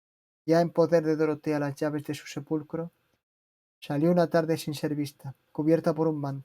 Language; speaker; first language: Spanish; native; Spanish